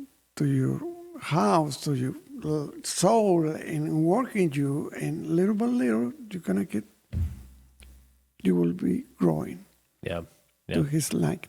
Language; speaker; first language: English; non-native, fluent; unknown